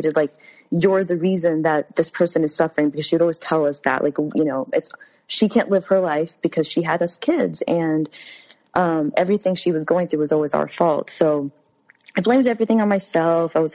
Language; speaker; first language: English; native; English